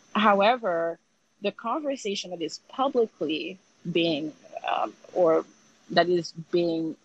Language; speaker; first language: English; early bilingual, other home language; Haitian Creole